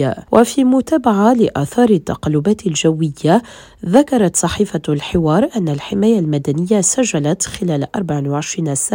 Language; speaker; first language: Arabic; native; Arabic